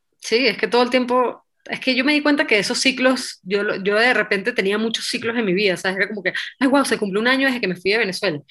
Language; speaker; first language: Spanish; native; Spanish